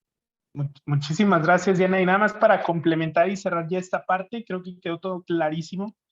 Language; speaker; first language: Spanish; native; Spanish